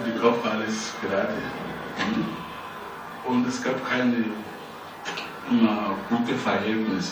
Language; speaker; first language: German; non-native, learner; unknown